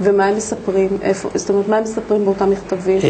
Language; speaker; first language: Hebrew; native; Hebrew